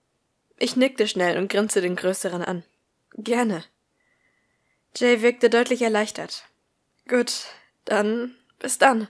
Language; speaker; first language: German; native; German